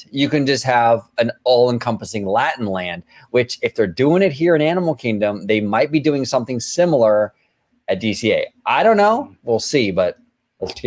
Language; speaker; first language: English; native; English